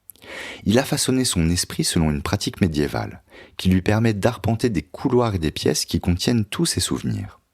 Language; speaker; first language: French; native; French